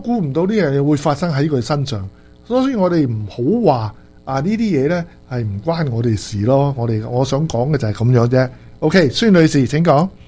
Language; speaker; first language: Chinese; native; Chinese